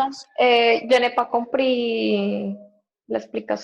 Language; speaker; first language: French; non-native, learner; Spanish